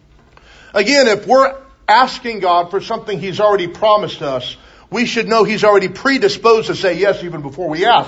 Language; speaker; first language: English; native; English